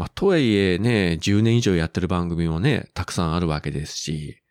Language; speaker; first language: Japanese; native; Japanese